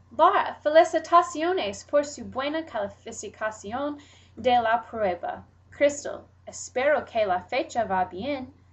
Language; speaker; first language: Spanish; non-native, learner; English